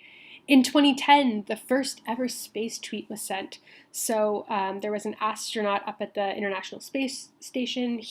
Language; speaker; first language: English; native; English